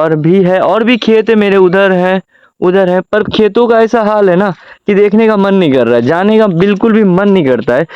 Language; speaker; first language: Hindi; native; Hindi